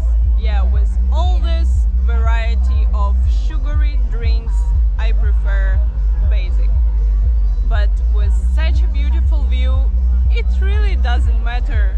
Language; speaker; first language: English; non-native, fluent; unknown